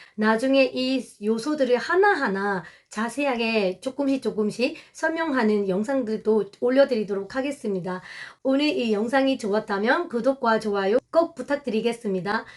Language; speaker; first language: Korean; non-native, fluent; Burmese